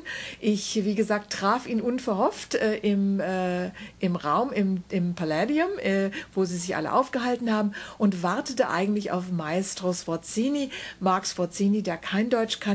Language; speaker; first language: German; native; German